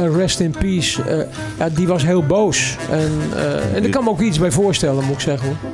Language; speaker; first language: Dutch; native; Dutch